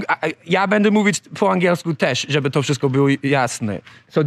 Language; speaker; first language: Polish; non-native, learner; English